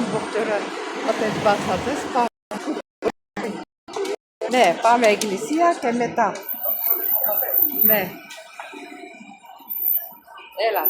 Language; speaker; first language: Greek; non-native, learner; Armenian